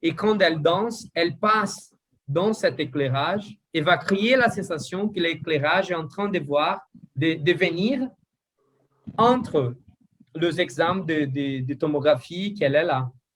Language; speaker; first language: French; non-native, learner; Portuguese